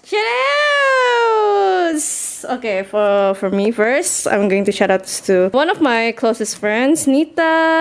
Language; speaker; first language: English; early bilingual, other home language; Indonesian